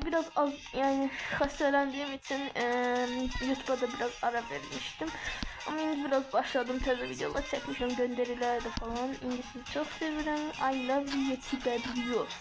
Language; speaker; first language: Turkish; non-native, local second language; Azerbaijani